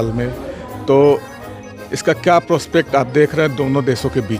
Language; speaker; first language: Hindi; native; Hindi